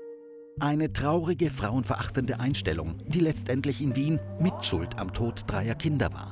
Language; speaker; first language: German; native; German